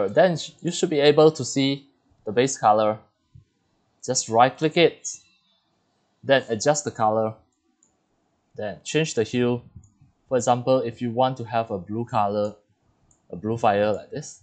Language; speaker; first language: English; non-native, fluent; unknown